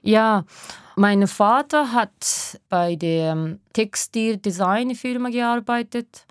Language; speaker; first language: German; non-native, learner; Japanese